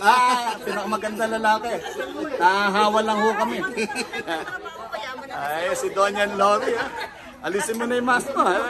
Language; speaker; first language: Filipino; native; Filipino